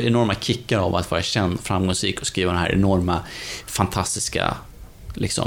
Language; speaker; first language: Swedish; native; Swedish